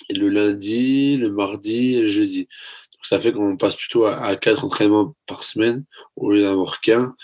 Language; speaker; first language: French; native; French